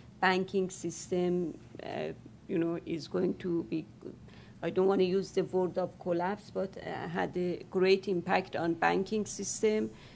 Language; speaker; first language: English; non-native, fluent; Persian